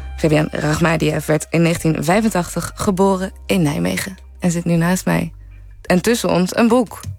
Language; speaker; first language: Dutch; native; Dutch